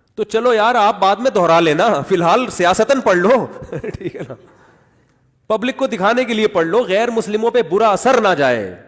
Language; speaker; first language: Urdu; native; Urdu